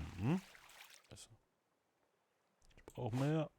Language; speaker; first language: German; native; German